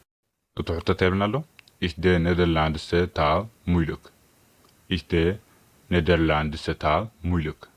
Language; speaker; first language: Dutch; non-native, fluent; Tigrinya